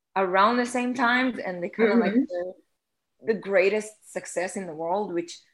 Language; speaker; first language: English; non-native, fluent; Hebrew